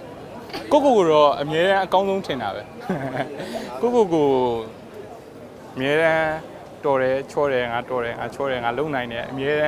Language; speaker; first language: Burmese; native; Burmese